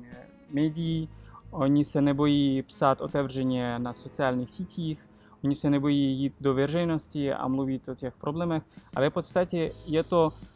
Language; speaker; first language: Czech; non-native, fluent; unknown